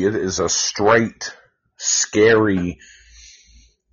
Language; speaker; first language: English; native; English